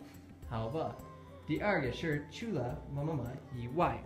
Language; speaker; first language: Chinese; non-native, learner; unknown